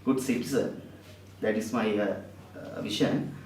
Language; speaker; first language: English; non-native, local second language; Sinhala